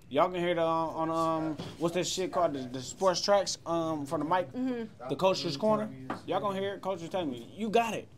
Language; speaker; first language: English; native; English